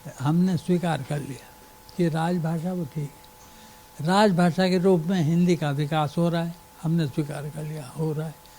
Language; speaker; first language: Hindi; native; Hindi